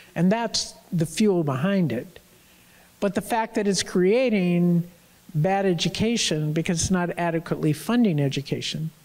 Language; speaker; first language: English; native; English